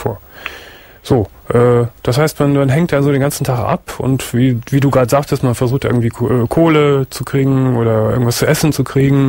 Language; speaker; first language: German; native; German